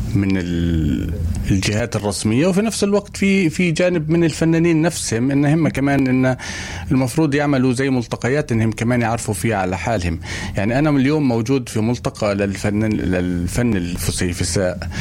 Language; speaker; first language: Arabic; native; Arabic